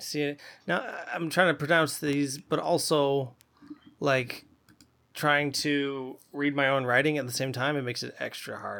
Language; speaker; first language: English; native; English